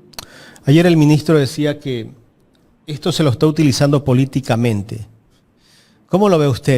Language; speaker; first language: Spanish; native; Spanish